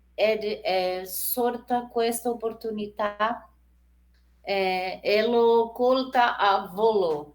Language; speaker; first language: Italian; non-native, learner; Portuguese